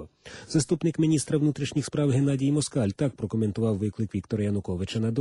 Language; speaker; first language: Ukrainian; native; Ukrainian